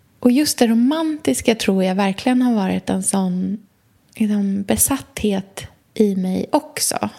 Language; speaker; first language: Swedish; native; Swedish